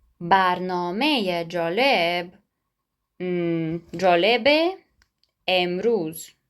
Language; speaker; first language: Persian; non-native, fluent; Ukrainian